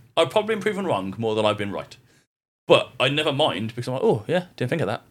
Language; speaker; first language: English; native; English